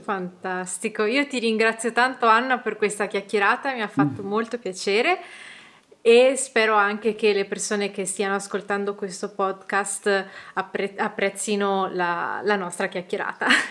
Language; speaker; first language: Italian; native; Italian